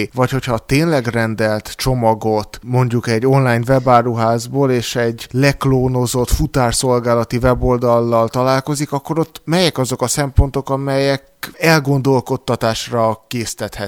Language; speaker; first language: Hungarian; native; Hungarian